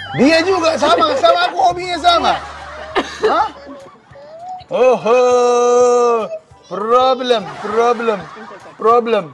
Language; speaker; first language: Indonesian; native; Indonesian